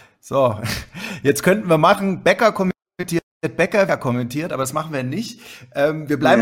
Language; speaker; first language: German; native; German